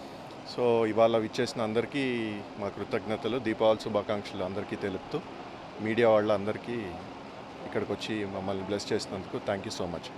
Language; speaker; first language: Telugu; native; Telugu